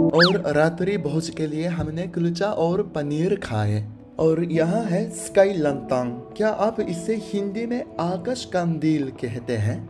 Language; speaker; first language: Hindi; non-native, fluent; Japanese